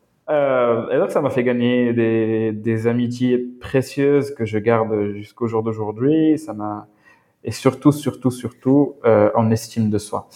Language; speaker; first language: French; non-native, local second language; Arabic